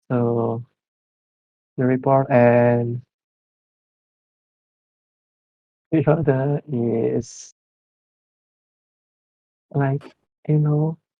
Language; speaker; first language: English; non-native, learner; Indonesian